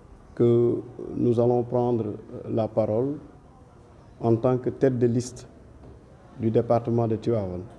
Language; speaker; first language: French; non-native, local second language; Wolof